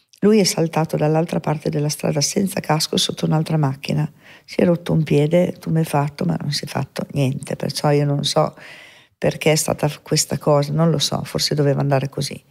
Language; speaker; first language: Italian; native; Italian